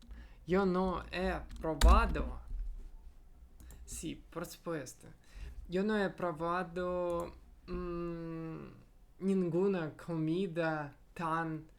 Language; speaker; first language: Spanish; non-native, learner; Russian